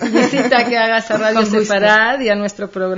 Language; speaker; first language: Spanish; native; Spanish